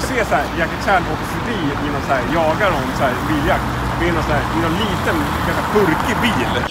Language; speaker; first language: Swedish; native; Swedish